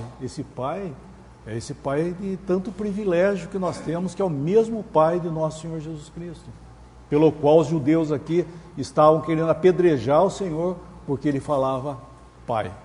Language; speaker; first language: Portuguese; native; Portuguese